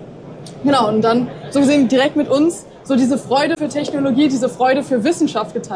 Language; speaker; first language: German; native; German